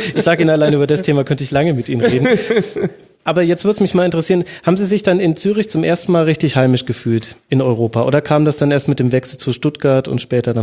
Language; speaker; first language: German; native; German